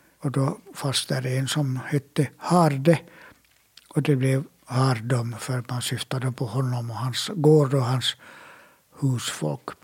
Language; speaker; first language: Swedish; native; Swedish